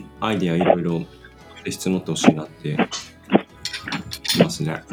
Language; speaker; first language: Japanese; native; Japanese